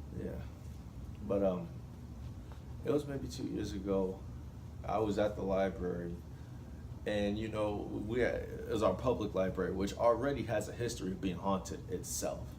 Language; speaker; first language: English; native; English